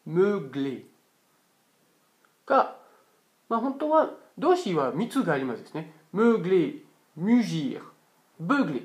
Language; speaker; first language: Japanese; non-native, fluent; French